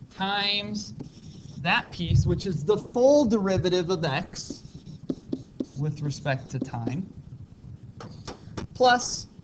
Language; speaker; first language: English; native; English